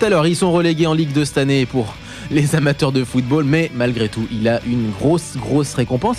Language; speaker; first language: French; native; French